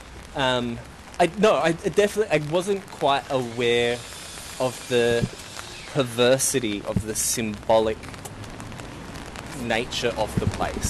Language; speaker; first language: English; native; English